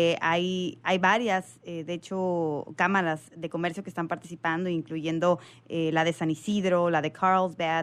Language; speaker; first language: Spanish; native; Spanish